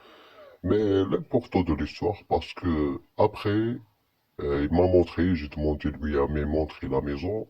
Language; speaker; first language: French; non-native, learner; Arabic